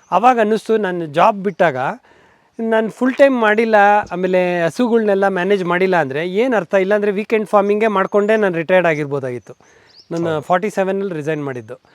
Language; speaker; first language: Kannada; native; Kannada